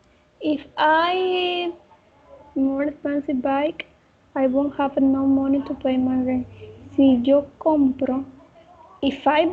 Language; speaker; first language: English; non-native, learner; Spanish